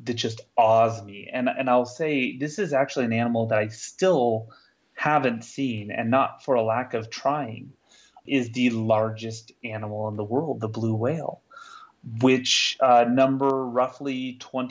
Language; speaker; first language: English; native; English